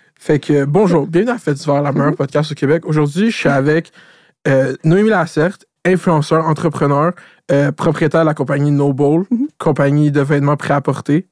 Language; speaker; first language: French; native; French